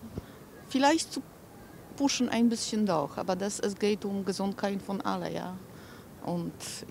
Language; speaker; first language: German; non-native, fluent; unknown